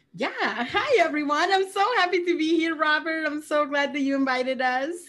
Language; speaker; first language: English; early bilingual, other home language; Spanish